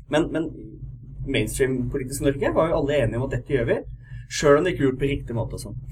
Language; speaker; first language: Norwegian; native; Norwegian